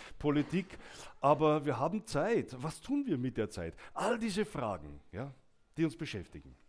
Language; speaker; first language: German; native; German